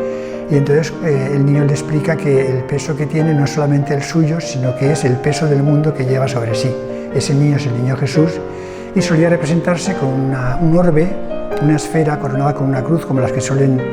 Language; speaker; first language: Spanish; native; Spanish